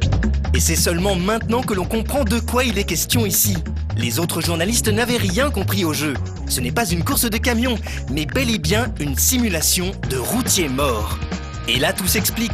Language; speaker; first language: French; native; French